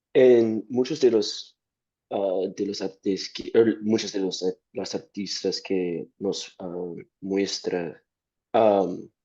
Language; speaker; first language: Spanish; non-native, fluent; English